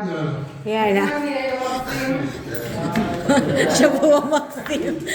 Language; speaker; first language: Hebrew; non-native, learner; Filipino